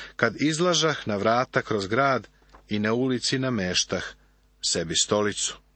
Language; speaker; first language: Serbian; native; Serbian